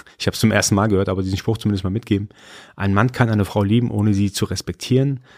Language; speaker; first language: German; early bilingual, other home language; Persian